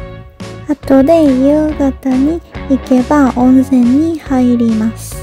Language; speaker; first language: Japanese; non-native, learner; Korean